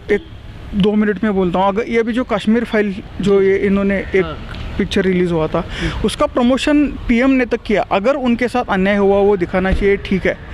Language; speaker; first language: Hindi; non-native, local second language; Marathi